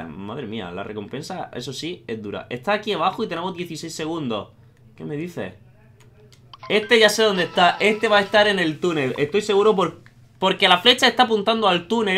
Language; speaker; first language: Spanish; native; Spanish